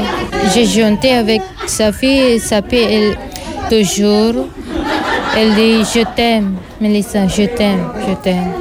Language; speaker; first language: French; non-native, learner; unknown